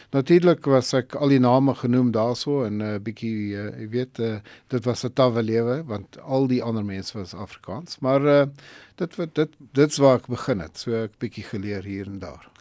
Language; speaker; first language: Afrikaans; non-native, local second language; English